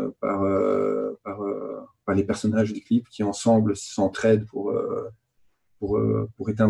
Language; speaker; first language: French; native; French